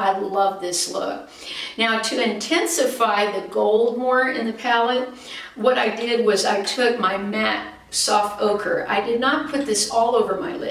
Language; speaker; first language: English; native; English